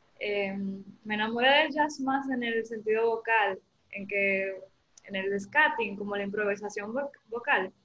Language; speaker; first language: Spanish; early bilingual, other home language; French